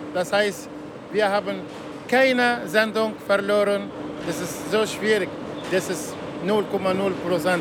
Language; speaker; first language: German; non-native, learner; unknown